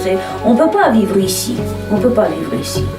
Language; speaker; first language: French; early bilingual, heritage; Russian